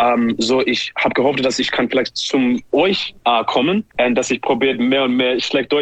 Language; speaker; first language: German; non-native, learner; English